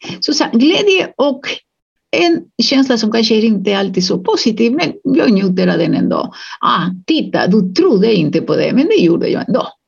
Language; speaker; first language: Swedish; non-native, fluent; Spanish